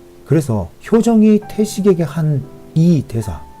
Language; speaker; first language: Korean; native; Korean